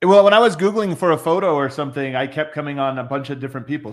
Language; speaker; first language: English; native; English